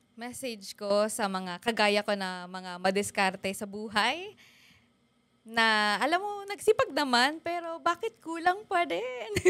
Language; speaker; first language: Filipino; native; Filipino